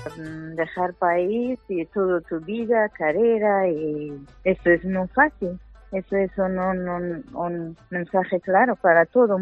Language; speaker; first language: Spanish; non-native, learner; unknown